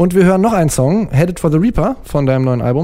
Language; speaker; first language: German; native; German